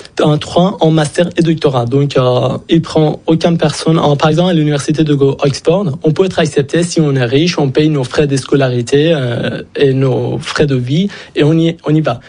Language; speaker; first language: French; non-native, fluent; Persian